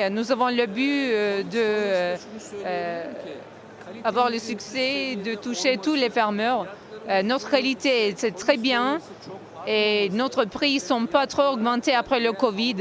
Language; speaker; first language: French; non-native, learner; Turkish